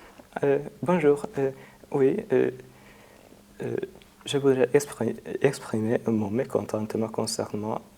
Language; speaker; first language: French; non-native, fluent; Hungarian